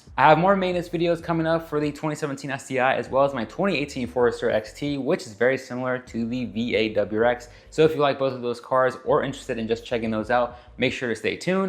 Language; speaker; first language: English; native; English